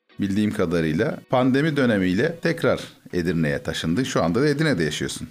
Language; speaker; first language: Turkish; native; Turkish